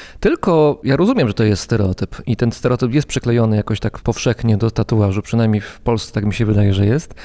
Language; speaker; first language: Polish; native; Polish